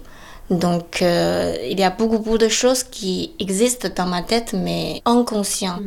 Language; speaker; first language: French; non-native, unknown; Chinese